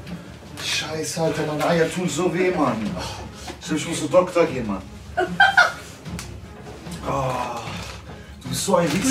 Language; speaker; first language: German; native; German